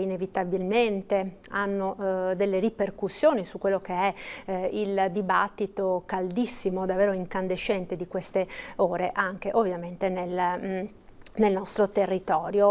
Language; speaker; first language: Italian; native; Italian